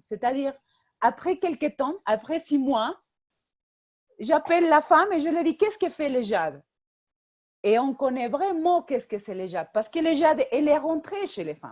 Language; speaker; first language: French; non-native, fluent; Spanish